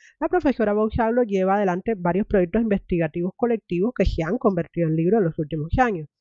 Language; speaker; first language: Spanish; native; Spanish